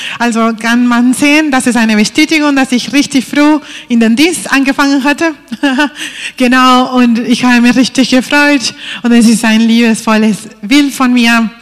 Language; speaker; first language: German; non-native, fluent; Spanish